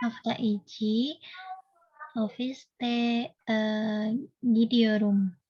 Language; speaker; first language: Turkish; non-native, learner; Indonesian